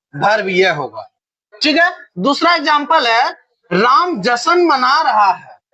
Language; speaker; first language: Hindi; native; Hindi